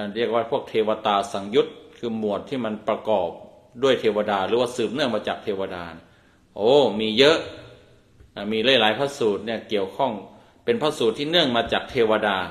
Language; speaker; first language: Thai; native; Thai